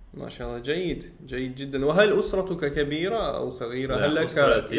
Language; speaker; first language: Arabic; non-native, learner; Chechen